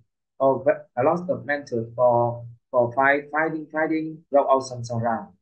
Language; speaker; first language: English; non-native, learner; Vietnamese